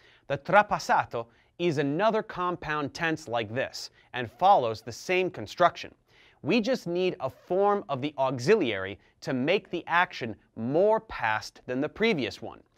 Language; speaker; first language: English; early bilingual, other home language; Italian